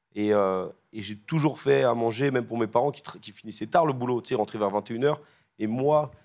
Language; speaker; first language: French; native; French